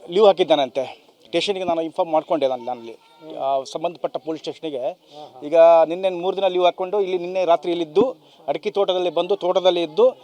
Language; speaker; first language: Kannada; non-native, local second language; Lambadi